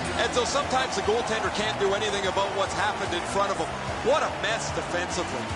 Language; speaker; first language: English; native; English